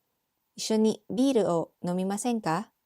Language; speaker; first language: Japanese; non-native, learner; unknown